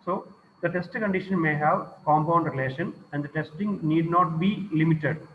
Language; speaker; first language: English; non-native, local second language; Malayalam